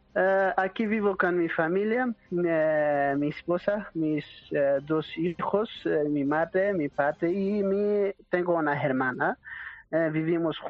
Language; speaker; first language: Spanish; non-native, learner; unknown